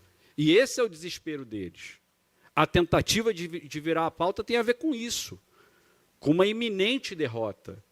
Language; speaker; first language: Portuguese; native; Portuguese